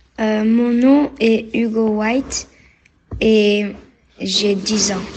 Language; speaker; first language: French; early bilingual, heritage; French